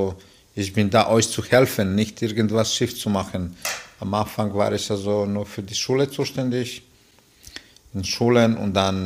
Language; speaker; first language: German; non-native, fluent; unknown